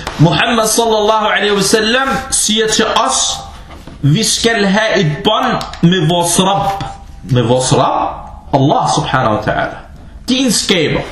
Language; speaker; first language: Danish; non-native, fluent; Arabic